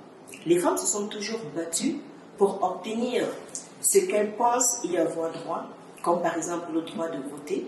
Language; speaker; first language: French; native; French